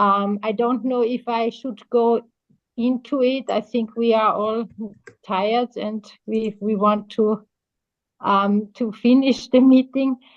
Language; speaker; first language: English; non-native, fluent; German